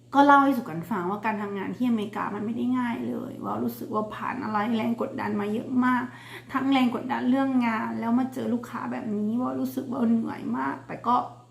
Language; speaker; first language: Thai; native; Thai